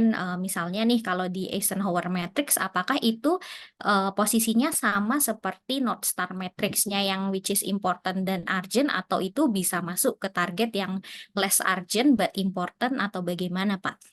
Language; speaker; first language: Indonesian; native; Indonesian